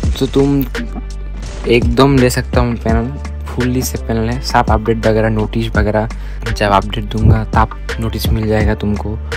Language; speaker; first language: Hindi; non-native, learner; Bangla